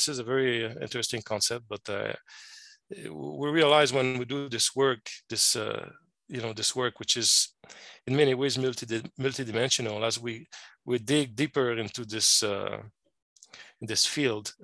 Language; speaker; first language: English; non-native, fluent; French